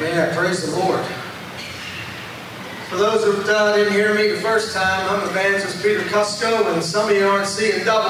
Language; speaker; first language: English; native; English